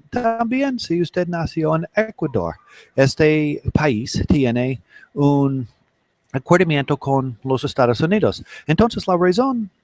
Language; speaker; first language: Spanish; non-native, learner; English